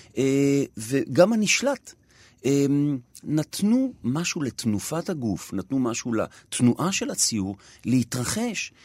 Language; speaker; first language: Hebrew; native; Hebrew